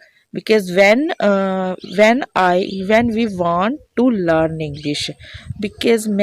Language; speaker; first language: English; non-native, learner; Hindi